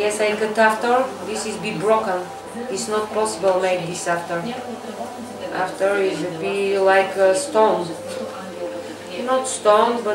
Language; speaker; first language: English; non-native, learner; Bulgarian